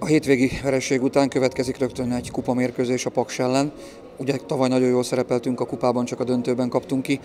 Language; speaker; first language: Hungarian; native; Hungarian